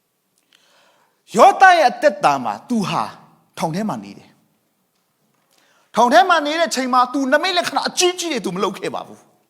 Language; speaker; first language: Burmese; non-native, local second language; Thado Chin